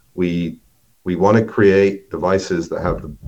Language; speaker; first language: English; native; English